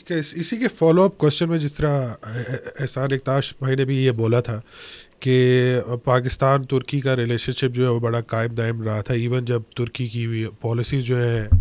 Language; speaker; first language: Urdu; native; Urdu